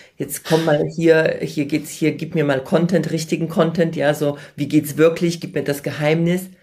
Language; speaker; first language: German; early bilingual, other home language; Polish